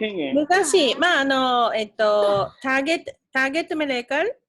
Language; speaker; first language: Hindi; non-native, fluent; Japanese